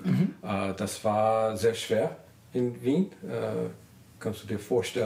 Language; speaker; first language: German; non-native, learner; English